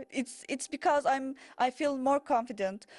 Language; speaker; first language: English; non-native, learner; Turkish